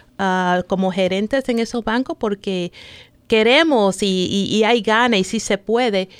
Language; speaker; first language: Spanish; native; Spanish